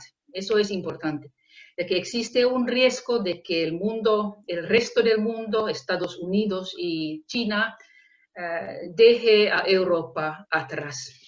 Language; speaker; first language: Spanish; non-native, fluent; Finnish